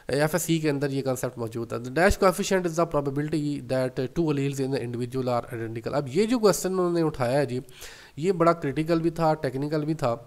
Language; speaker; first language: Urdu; non-native, local second language; Punjabi